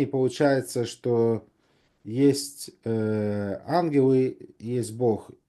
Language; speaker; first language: Russian; native; Russian